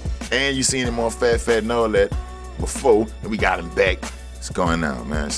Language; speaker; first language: English; native; English